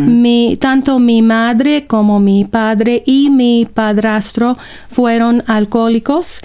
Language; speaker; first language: Spanish; non-native, fluent; English